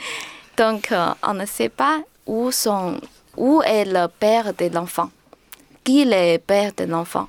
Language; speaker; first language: French; non-native, learner; Chinese